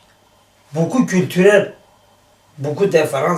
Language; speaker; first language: French; non-native, learner; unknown